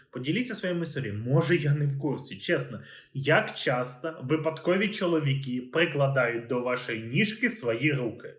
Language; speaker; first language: Ukrainian; native; Ukrainian